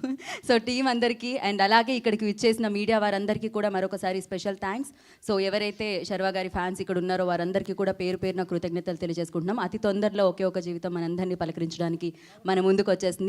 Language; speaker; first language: Telugu; native; Telugu